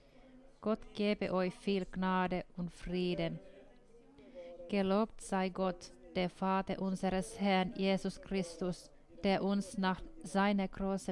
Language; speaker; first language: German; non-native, fluent; Finnish